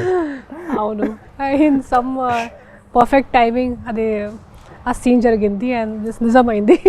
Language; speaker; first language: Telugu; non-native, fluent; Hindi